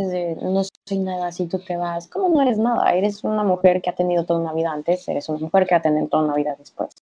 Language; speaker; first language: Spanish; native; Spanish